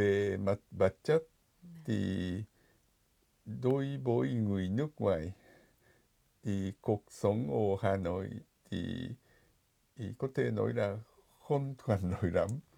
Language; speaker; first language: Vietnamese; non-native, fluent; Japanese